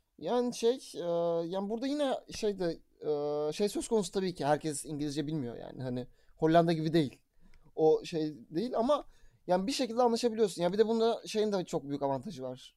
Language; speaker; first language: Turkish; native; Turkish